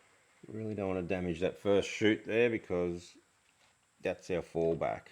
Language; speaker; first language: English; native; English